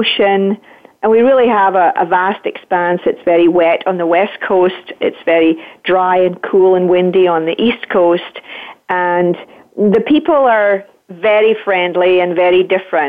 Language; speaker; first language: English; native; English